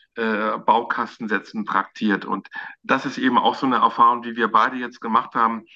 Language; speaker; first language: German; native; German